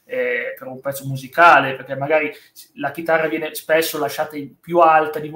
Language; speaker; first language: Italian; native; Italian